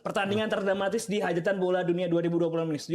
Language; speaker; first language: Indonesian; native; Indonesian